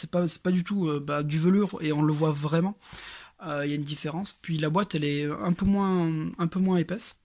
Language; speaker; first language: French; native; French